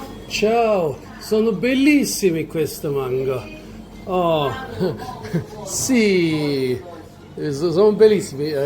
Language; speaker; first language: Italian; non-native, learner; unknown